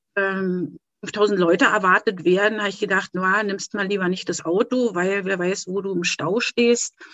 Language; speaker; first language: German; native; German